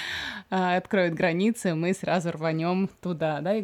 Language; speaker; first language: Russian; native; Russian